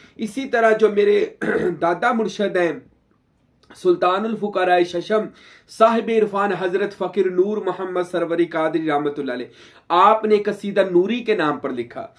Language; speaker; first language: Urdu; non-native, local second language; Saraiki